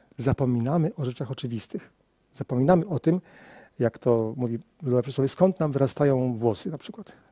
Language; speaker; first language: Polish; native; Polish